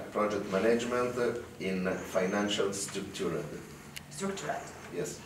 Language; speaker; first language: English; non-native, learner; Italian